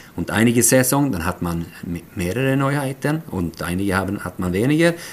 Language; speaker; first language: German; non-native, fluent; Swedish